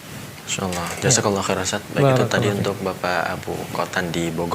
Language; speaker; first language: Indonesian; native; Indonesian